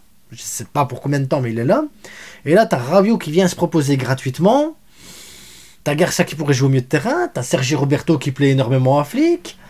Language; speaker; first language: French; native; French